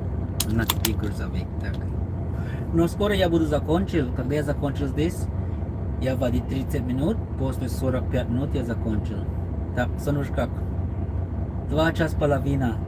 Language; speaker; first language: Russian; non-native, learner; English